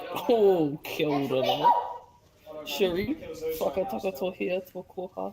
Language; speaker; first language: Māori; non-native, local second language; English